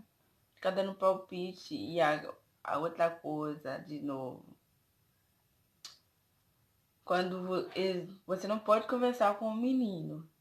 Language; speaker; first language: Portuguese; non-native, fluent; Haitian Creole